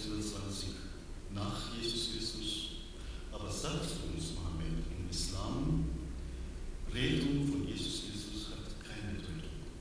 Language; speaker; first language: German; non-native, learner; Persian